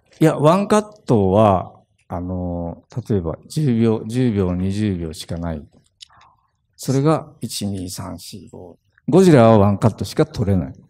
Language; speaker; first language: Japanese; native; Japanese